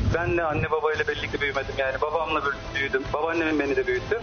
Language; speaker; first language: Turkish; native; Turkish